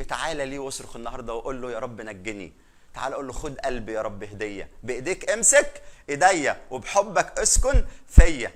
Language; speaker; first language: Arabic; native; Arabic